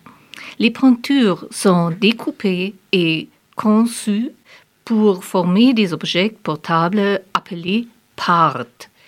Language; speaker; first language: French; non-native, learner; German